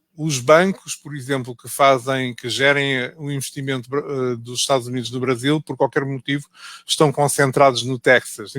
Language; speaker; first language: Portuguese; native; Portuguese